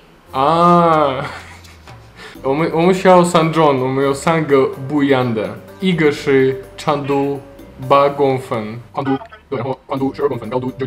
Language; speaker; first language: Chinese; non-native, learner; Russian